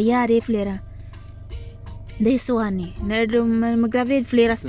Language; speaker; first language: Swedish; non-native, learner; Filipino